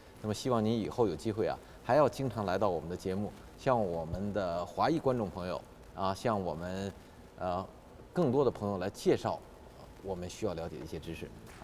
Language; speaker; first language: Chinese; native; Chinese